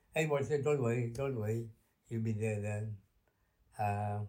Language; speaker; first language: English; non-native, local second language; Luo (Kenya and Tanzania)